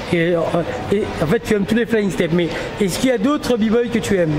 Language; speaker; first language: French; native; French